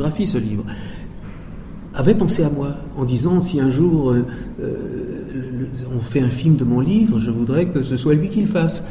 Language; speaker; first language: French; native; French